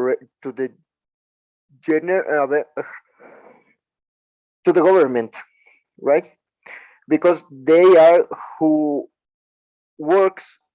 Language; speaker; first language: English; non-native, learner; Spanish